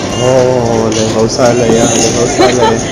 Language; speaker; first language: Chinese; non-native, learner; Italian